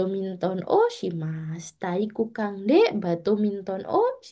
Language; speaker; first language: Japanese; non-native, learner; Indonesian